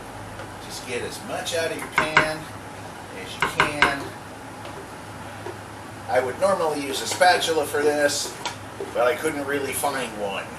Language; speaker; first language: English; native; English